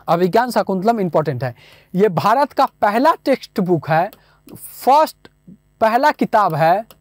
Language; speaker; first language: Hindi; native; Hindi